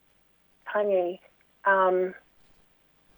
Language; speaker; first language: English; native; English